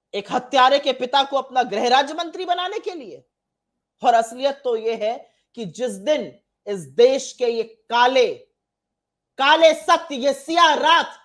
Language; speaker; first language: Hindi; native; Hindi